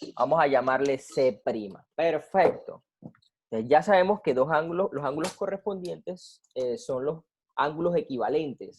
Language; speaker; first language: Spanish; native; Spanish